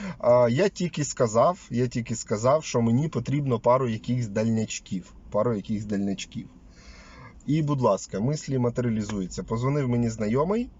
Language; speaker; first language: Ukrainian; non-native, local second language; Russian